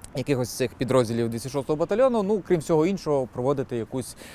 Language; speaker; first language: Ukrainian; native; Ukrainian